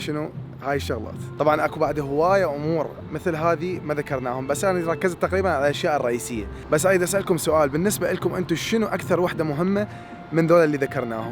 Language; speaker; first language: Arabic; native; Arabic